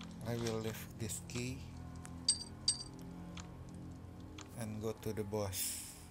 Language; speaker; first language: English; non-native, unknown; Indonesian